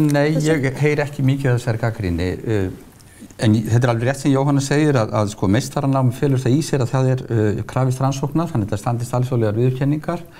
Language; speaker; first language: Icelandic; native; Icelandic